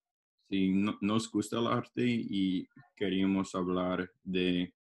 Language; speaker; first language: Spanish; non-native, learner; English